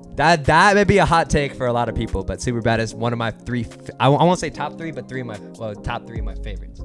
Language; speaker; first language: English; native; English